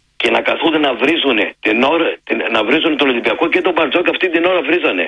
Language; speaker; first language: Greek; early bilingual, heritage; Greek